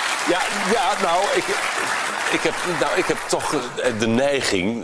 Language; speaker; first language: Dutch; native; Dutch